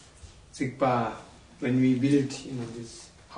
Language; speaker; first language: English; non-native, learner; Tibetan